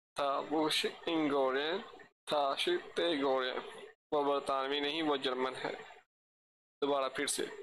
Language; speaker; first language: Urdu; native; Urdu